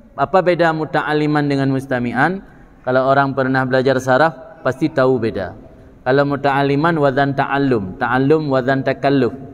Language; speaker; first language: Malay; non-native, local second language; Achinese